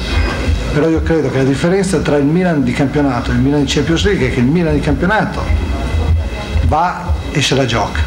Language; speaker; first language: Italian; native; Italian